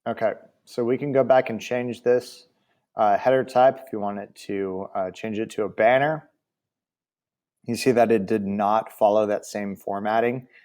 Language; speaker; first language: English; native; English